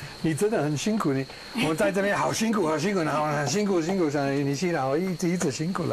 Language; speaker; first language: Chinese; non-native, learner; English